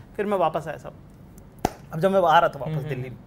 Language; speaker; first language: Hindi; native; Hindi